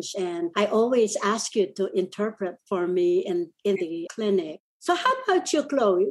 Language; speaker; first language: English; non-native, local second language; Pampanga